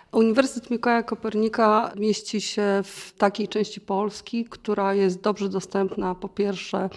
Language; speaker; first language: Polish; native; Polish